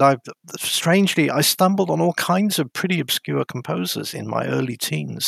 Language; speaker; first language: English; native; English